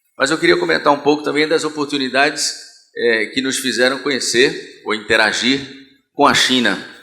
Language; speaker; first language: Portuguese; native; Portuguese